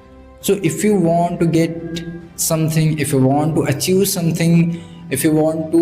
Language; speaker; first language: English; non-native, learner; Bhojpuri